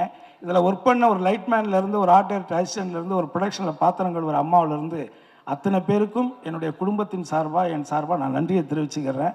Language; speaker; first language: Tamil; native; Tamil